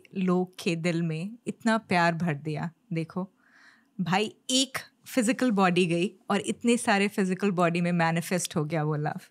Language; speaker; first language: Hindi; native; Hindi